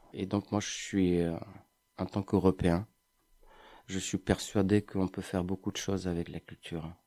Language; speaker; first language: French; non-native, fluent; Ukrainian